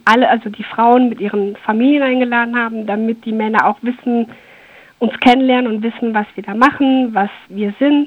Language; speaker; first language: German; early bilingual, other home language; Persian